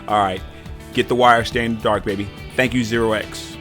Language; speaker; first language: English; native; English